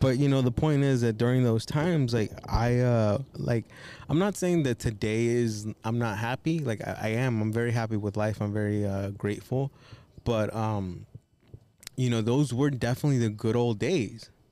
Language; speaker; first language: English; early bilingual, other home language; Spanish